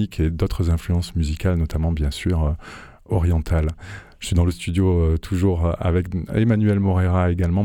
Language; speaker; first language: French; native; French